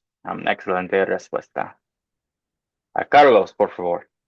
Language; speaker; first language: Spanish; non-native, fluent; English